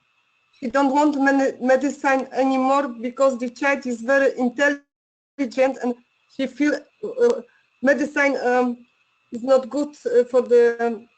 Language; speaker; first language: English; non-native, learner; Polish